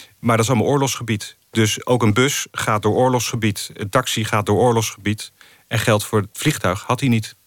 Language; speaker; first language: Dutch; native; Dutch